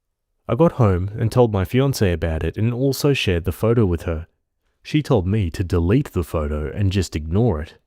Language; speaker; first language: English; native; English